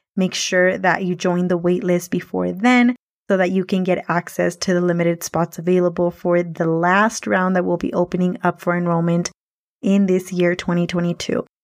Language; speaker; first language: English; early bilingual, other home language; Spanish